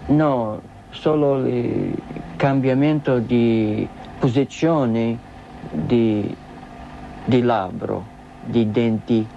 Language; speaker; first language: Italian; non-native, learner; English